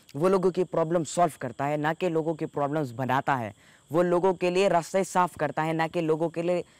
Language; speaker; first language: Urdu; native; Urdu